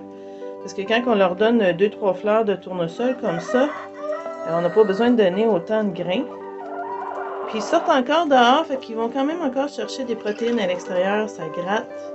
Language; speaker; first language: French; native; French